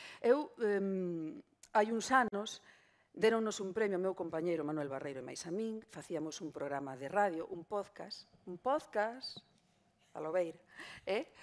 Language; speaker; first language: Galician; non-native, local second language; Spanish